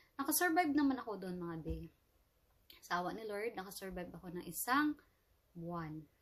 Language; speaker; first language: Filipino; native; Filipino